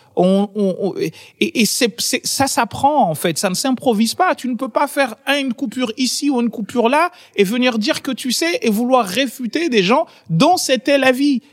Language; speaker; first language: French; non-native, local second language; Ngazidja Comorian